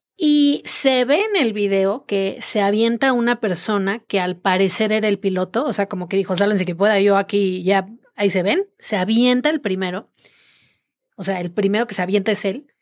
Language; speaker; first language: Spanish; native; Spanish